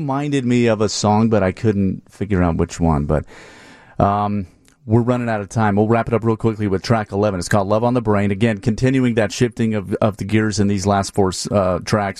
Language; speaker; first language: English; native; English